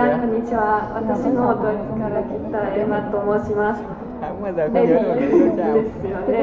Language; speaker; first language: Japanese; non-native, learner; German